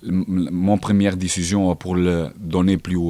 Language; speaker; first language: French; non-native, fluent; Portuguese